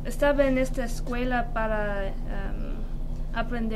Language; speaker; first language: Spanish; non-native, learner; English